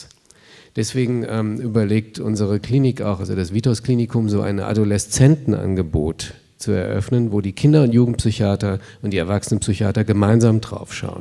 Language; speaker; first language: German; native; German